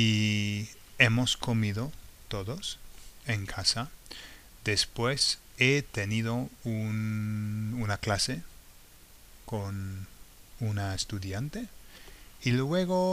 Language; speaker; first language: Spanish; non-native, fluent; English